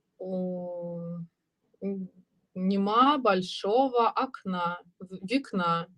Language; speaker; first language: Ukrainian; non-native, learner; Russian